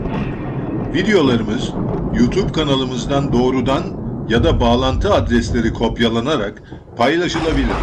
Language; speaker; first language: Turkish; native; Turkish